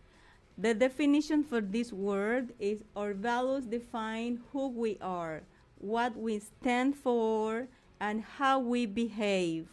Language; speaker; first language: English; non-native, fluent; Spanish